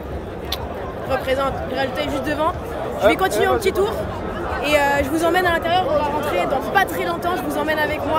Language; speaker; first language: French; native; French